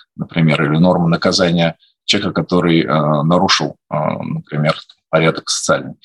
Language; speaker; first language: Russian; native; Russian